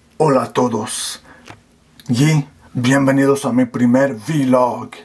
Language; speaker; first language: Spanish; non-native, learner; English